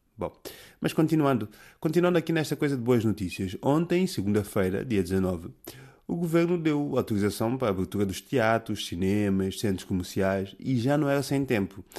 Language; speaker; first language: Portuguese; native; Portuguese